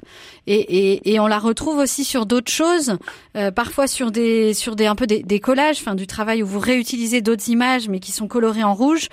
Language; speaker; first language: French; native; French